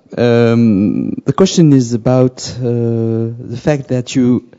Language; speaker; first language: English; non-native, fluent; French